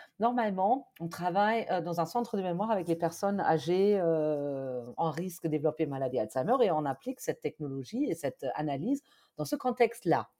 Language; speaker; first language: French; non-native, fluent; German